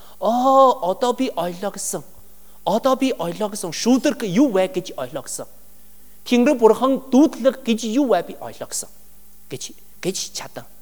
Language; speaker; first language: Mongolian; non-native, learner; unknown